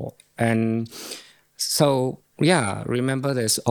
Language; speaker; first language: English; non-native, local second language; Chinese